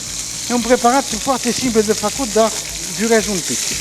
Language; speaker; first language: Romanian; non-native, fluent; French